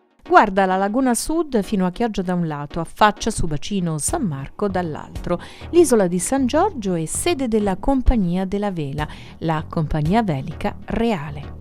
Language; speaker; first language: Italian; native; Italian